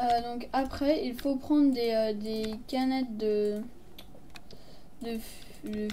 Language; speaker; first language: French; native; French